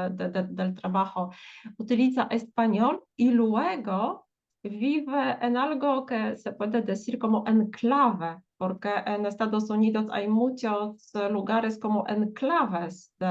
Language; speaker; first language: Spanish; non-native, fluent; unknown